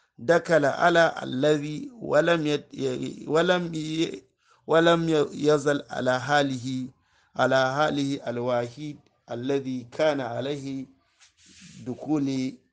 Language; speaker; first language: Arabic; non-native, fluent; Hausa